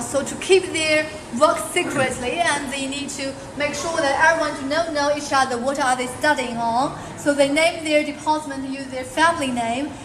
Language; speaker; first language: English; non-native, fluent; Chinese